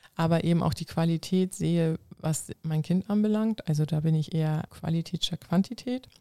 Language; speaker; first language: German; non-native, local second language; Low German